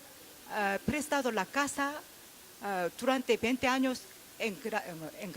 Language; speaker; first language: Spanish; non-native, fluent; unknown